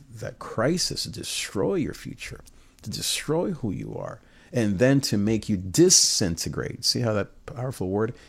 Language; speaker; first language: English; early bilingual, other home language; Spanish